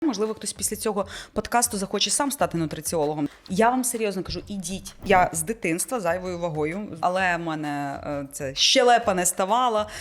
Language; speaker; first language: Ukrainian; non-native, local second language; Russian